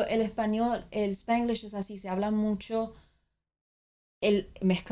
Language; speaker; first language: Spanish; early bilingual, other home language; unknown